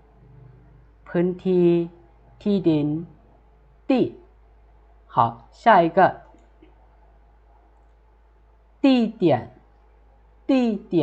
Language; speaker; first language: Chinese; non-native, fluent; Lao